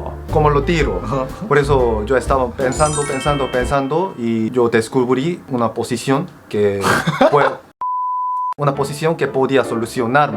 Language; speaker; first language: Spanish; non-native, fluent; Korean